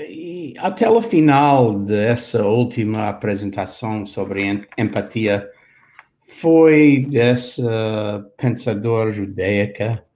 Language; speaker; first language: Portuguese; non-native, fluent; English